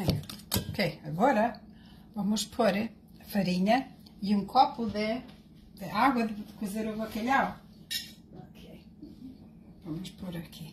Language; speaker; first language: Portuguese; early bilingual, heritage; Portuguese